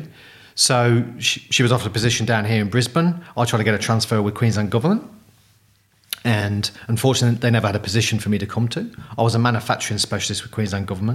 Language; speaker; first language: English; native; English